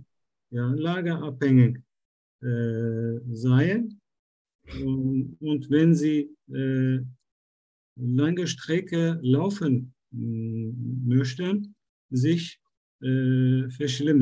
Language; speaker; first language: German; non-native, learner; Turkish